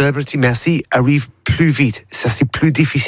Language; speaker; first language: French; non-native, learner; English